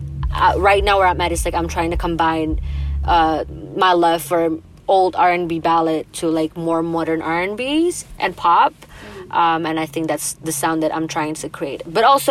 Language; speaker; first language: English; non-native, fluent; Indonesian